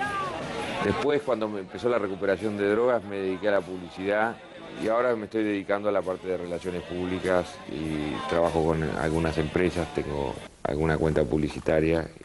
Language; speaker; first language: Spanish; native; Spanish